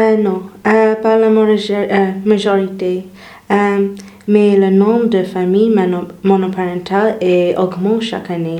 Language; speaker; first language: French; non-native, learner; English